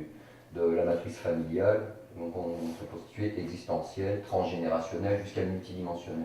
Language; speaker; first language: French; native; French